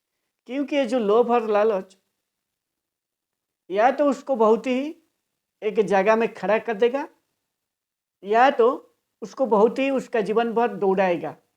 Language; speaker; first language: Hindi; non-native, local second language; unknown